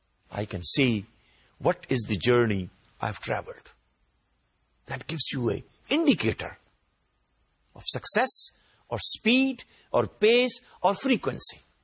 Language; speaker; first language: English; non-native, local second language; Urdu